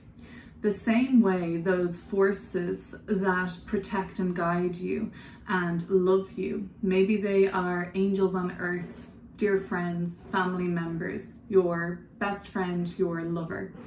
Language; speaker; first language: English; native; English